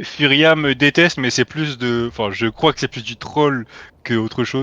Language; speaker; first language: French; native; French